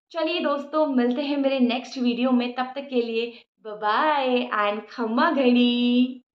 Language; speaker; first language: Hindi; native; Hindi